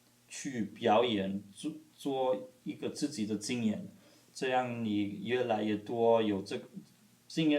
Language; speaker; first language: Chinese; non-native, fluent; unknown